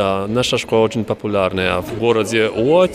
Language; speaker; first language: Russian; non-native, fluent; Polish